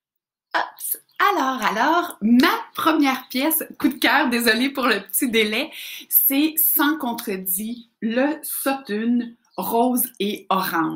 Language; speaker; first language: French; native; French